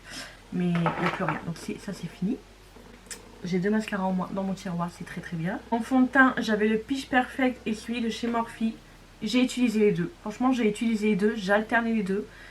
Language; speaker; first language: French; native; French